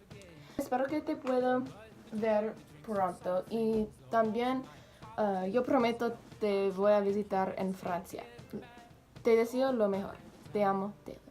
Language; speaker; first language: Spanish; non-native, learner; English